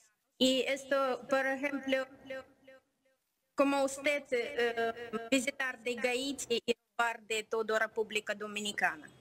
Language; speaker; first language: Spanish; non-native, learner; Ukrainian